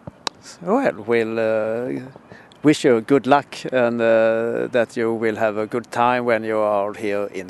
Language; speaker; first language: English; non-native, fluent; Swedish